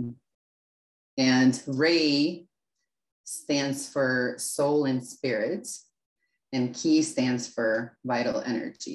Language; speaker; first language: English; non-native, fluent; Russian